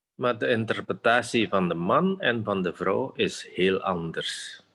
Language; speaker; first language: Dutch; non-native, fluent; Indonesian